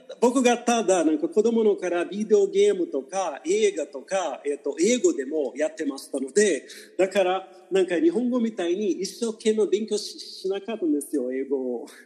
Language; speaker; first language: Japanese; non-native, fluent; Portuguese